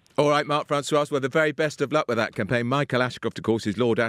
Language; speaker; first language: English; native; English